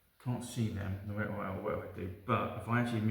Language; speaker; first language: English; native; English